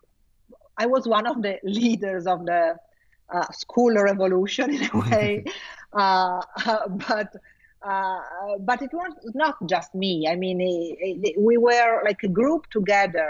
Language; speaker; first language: English; non-native, fluent; Italian